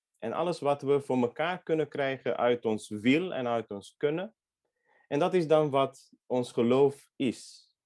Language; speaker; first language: Dutch; non-native, fluent; Hungarian